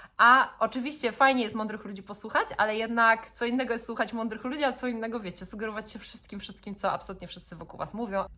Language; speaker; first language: Polish; native; Polish